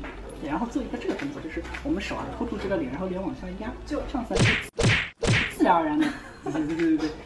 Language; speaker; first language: Chinese; native; Chinese